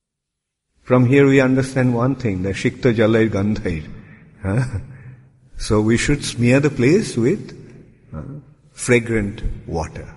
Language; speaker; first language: English; non-native, local second language; Bangla